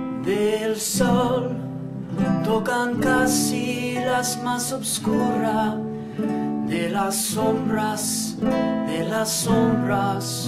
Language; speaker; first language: Spanish; non-native, learner; English